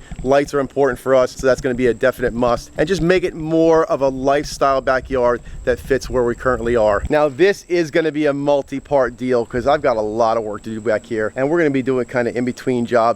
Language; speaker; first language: English; native; English